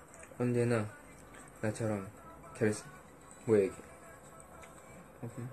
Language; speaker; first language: Korean; non-native, fluent; Indonesian